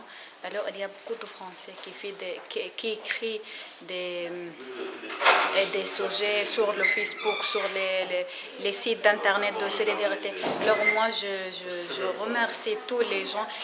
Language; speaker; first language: French; non-native, learner; Arabic